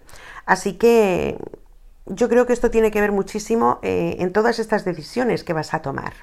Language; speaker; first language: Spanish; native; Spanish